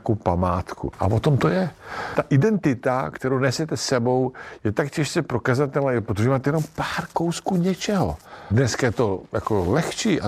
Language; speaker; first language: Czech; non-native, fluent; Serbian